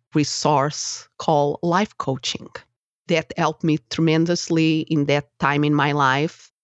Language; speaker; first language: English; non-native, fluent; Portuguese